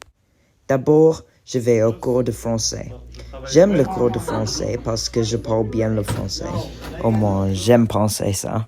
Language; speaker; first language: French; non-native, learner; English